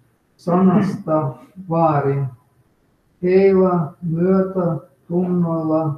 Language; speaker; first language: Finnish; non-native, fluent; Russian